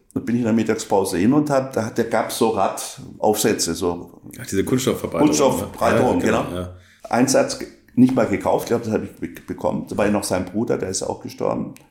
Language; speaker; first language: German; non-native, local second language; Swiss German